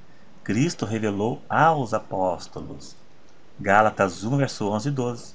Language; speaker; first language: Portuguese; native; Portuguese